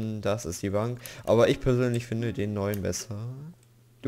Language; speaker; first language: German; native; German